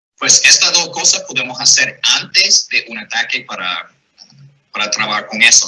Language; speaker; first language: Spanish; non-native, fluent; English